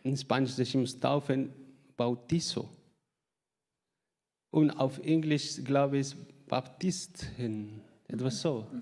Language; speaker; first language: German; non-native, learner; Spanish